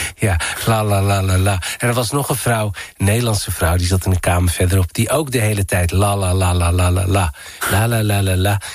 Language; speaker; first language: Dutch; early bilingual, other home language; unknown